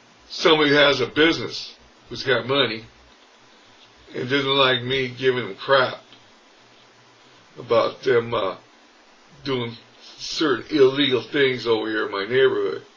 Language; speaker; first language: English; native; English